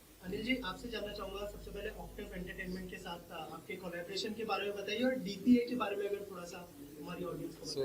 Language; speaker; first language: Hindi; native; Hindi